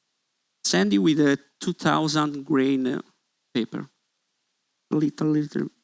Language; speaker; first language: English; non-native, learner; Italian